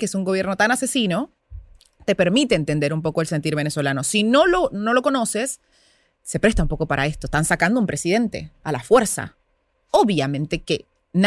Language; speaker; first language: Spanish; native; Spanish